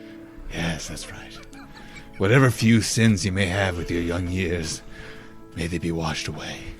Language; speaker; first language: English; native; English